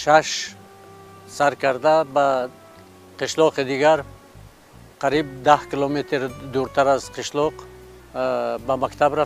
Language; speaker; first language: Persian; non-native, local second language; Shughni